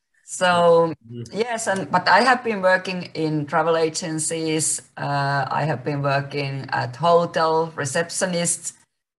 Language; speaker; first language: English; non-native, fluent; Finnish